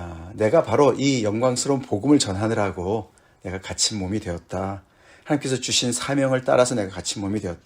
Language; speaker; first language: Korean; native; Korean